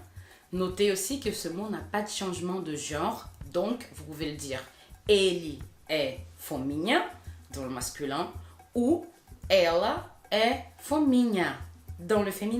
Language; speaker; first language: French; non-native, fluent; Portuguese